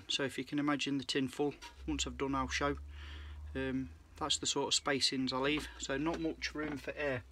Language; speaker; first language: English; native; English